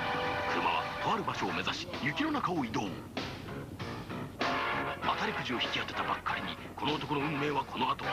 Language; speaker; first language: Japanese; native; Japanese